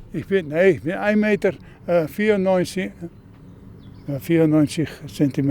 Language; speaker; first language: German; non-native, learner; Dutch